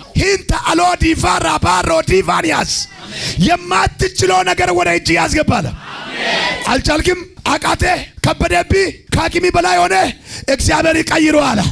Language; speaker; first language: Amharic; non-native, local second language; Oromo